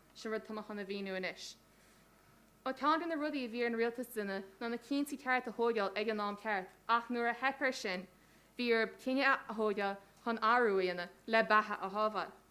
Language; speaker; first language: Irish; native; Irish